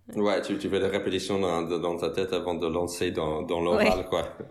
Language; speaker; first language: French; non-native, fluent; English